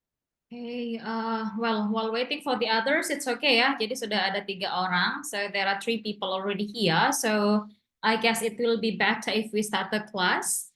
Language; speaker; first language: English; non-native, fluent; Indonesian